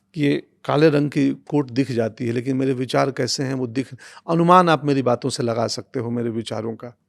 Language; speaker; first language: Hindi; non-native, local second language; Bhojpuri